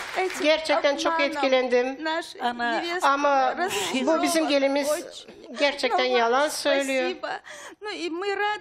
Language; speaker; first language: Turkish; non-native, fluent; Russian